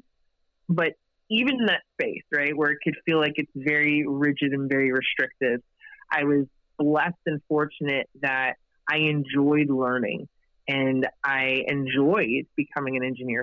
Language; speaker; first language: English; native; English